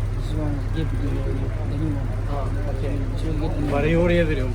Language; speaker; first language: English; non-native, learner; Turkish